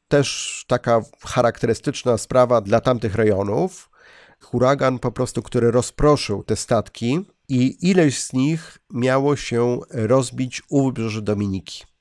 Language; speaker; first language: Polish; native; Polish